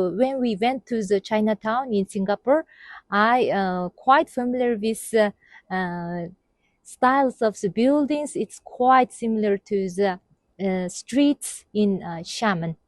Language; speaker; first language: English; non-native, fluent; Kazakh